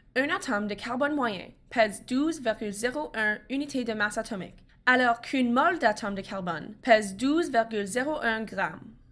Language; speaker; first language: French; native; French